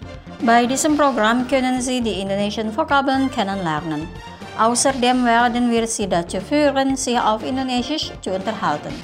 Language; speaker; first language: German; non-native, fluent; Indonesian